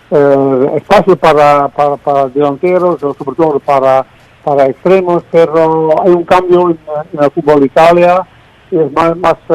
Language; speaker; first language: Spanish; non-native, fluent; Dutch